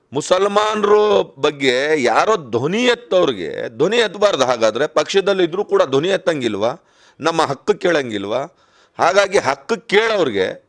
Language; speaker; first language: Kannada; non-native, local second language; Urdu